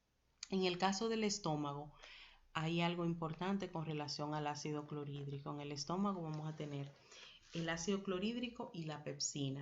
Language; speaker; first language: Spanish; native; Spanish